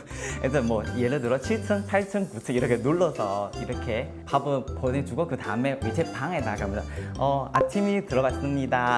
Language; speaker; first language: Korean; non-native, fluent; Chinese